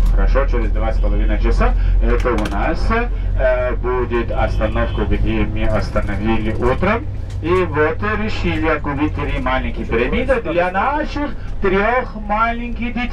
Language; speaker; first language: Russian; non-native, fluent; Arabic